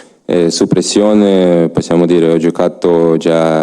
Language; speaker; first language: Italian; non-native, learner; Ukrainian